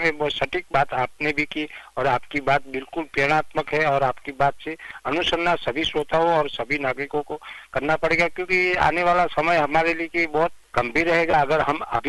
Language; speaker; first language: Hindi; non-native, local second language; Gujarati